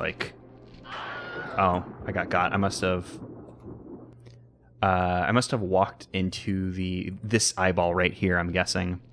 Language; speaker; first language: English; native; English